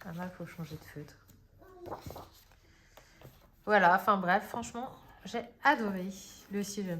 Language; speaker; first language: French; native; French